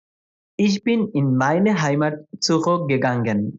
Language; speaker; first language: German; non-native, fluent; Bangla